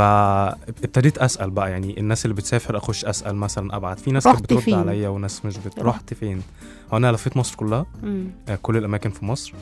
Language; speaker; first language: Arabic; native; Arabic